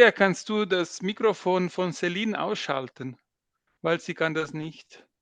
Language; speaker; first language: German; non-native, local second language; French